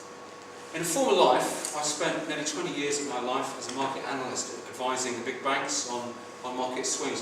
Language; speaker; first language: English; native; English